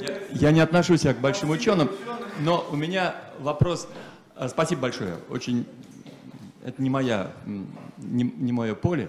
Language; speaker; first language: Russian; native; Russian